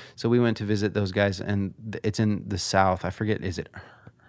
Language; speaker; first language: English; early bilingual, other home language; Swedish